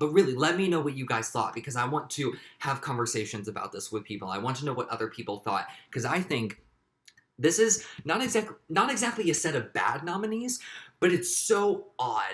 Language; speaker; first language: English; native; English